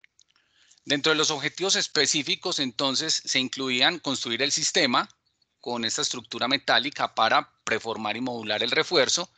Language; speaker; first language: Spanish; native; Spanish